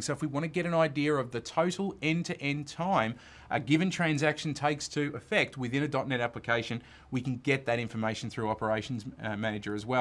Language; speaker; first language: English; native; English